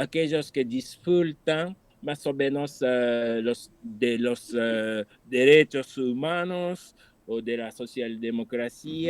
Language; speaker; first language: Spanish; non-native, fluent; Japanese